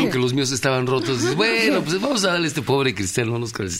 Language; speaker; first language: Spanish; native; Spanish